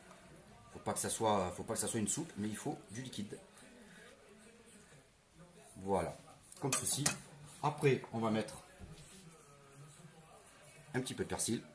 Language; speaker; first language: French; native; French